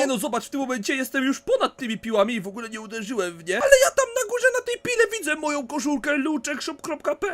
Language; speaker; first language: Polish; native; Polish